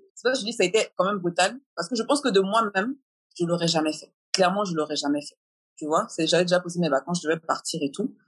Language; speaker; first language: French; native; French